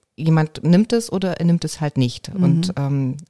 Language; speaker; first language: German; native; German